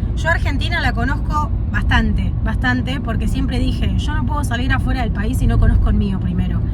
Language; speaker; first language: Spanish; native; Spanish